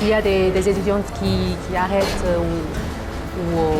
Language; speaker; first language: French; non-native, fluent; Chinese